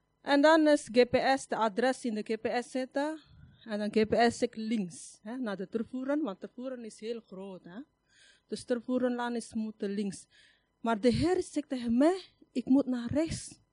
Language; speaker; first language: Dutch; non-native, learner; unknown